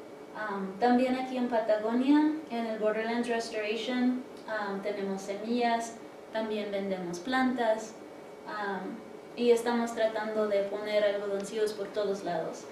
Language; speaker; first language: Spanish; early bilingual, heritage; English